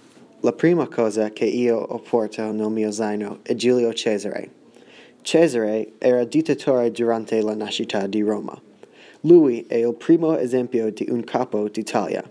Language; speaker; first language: Italian; non-native, learner; English